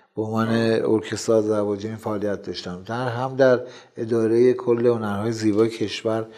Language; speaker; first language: Persian; non-native, local second language; Azerbaijani